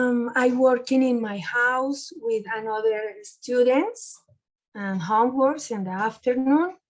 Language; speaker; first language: English; non-native, learner; Spanish